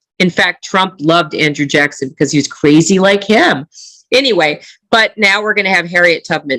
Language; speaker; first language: English; non-native, fluent; Italian